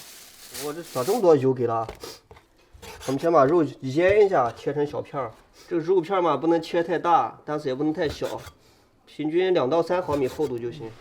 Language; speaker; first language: Chinese; native; Chinese